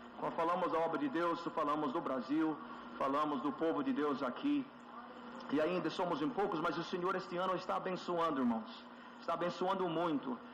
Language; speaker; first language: Portuguese; non-native, fluent; English